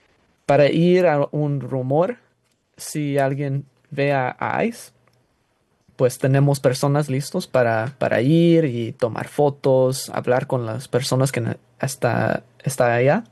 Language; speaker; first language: Spanish; non-native, learner; English